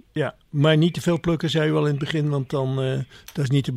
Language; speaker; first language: Dutch; native; Dutch